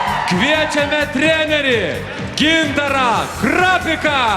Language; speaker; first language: Lithuanian; native; Lithuanian